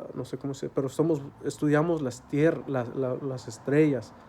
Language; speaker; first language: Spanish; early bilingual, other home language; English